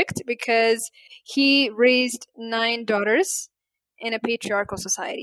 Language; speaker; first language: English; non-native, fluent; Amharic